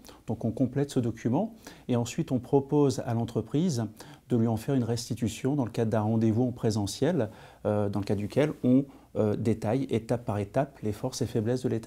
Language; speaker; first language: French; native; French